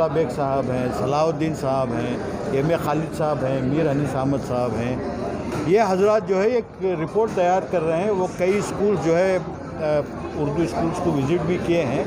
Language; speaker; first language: Urdu; native; Urdu